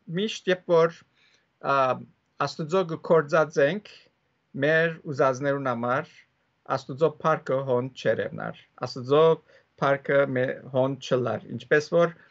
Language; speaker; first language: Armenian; early bilingual, heritage; Armenian